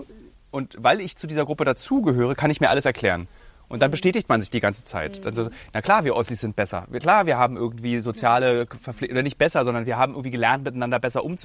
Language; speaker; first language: German; native; German